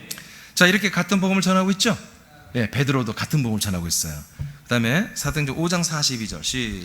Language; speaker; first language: Korean; native; Korean